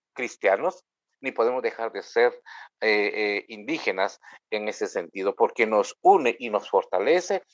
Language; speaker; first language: Spanish; non-native, local second language; Kʼicheʼ